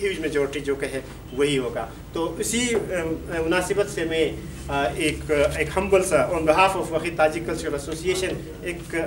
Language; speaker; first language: Urdu; non-native, local second language; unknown